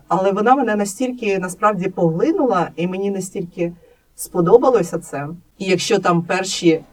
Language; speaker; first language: Ukrainian; native; Ukrainian